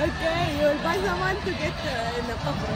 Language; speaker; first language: English; non-native, learner; Arabic